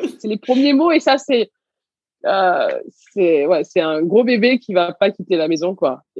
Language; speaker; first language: French; early bilingual, other home language; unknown